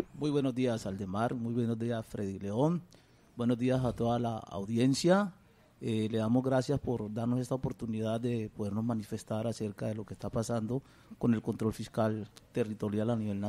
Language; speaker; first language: Spanish; native; Spanish